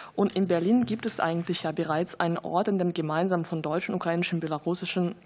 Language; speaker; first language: German; non-native, fluent; Russian